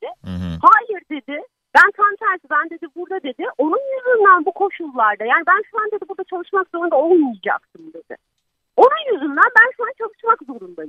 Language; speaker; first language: Turkish; native; Turkish